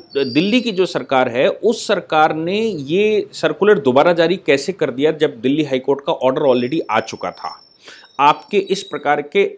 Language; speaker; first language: Hindi; native; Hindi